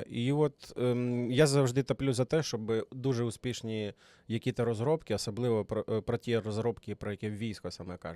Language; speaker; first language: Ukrainian; native; Ukrainian